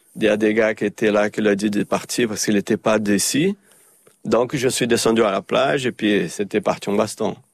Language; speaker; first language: French; early bilingual, heritage; Portuguese